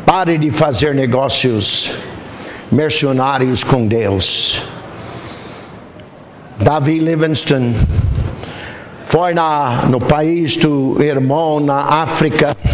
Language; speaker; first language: Portuguese; non-native, fluent; English